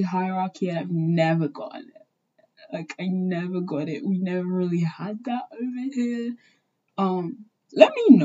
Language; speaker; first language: English; native; English